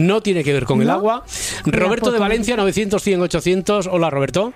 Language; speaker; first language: Spanish; native; Spanish